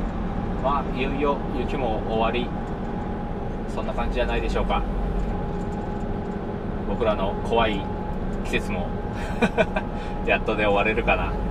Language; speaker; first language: Japanese; native; Japanese